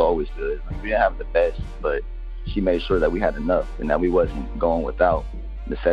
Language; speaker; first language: English; native; English